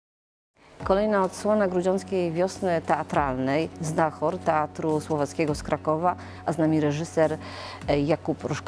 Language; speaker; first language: Polish; native; Polish